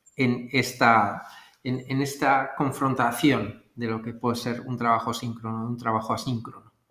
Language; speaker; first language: Spanish; native; Spanish